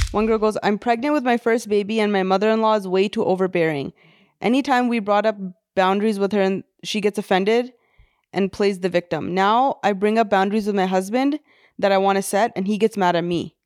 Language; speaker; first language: English; early bilingual, other home language; Punjabi